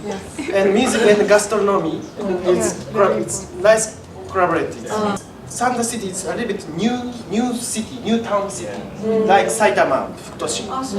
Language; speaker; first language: English; non-native, learner; Japanese